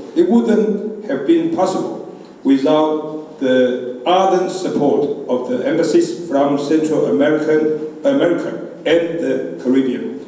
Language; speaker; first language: English; non-native, fluent; Chinese